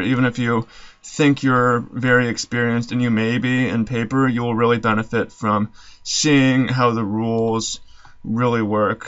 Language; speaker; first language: English; native; English